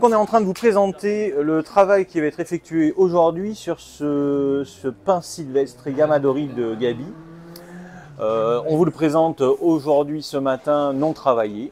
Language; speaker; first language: French; native; French